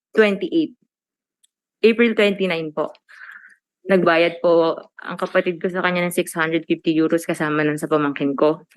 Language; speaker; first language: Filipino; native; Filipino